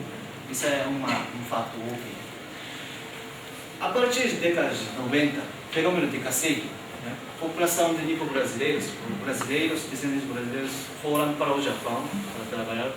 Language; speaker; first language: Portuguese; non-native, fluent; Japanese